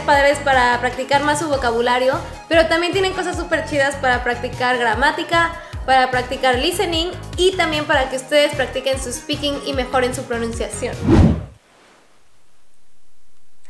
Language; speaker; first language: Spanish; native; Spanish